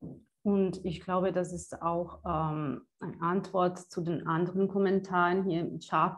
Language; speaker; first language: German; non-native, fluent; Italian